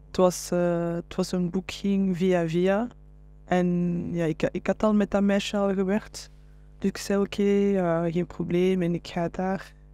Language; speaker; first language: Dutch; non-native, local second language; French